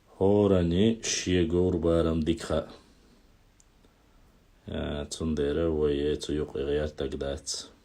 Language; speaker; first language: Russian; non-native, local second language; Chechen